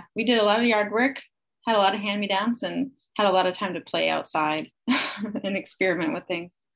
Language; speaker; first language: English; native; English